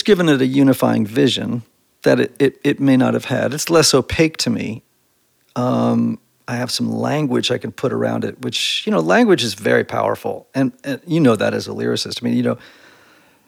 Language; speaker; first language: English; native; English